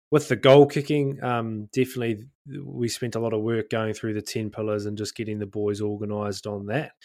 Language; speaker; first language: English; native; English